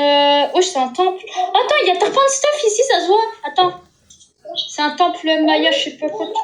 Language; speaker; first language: French; native; French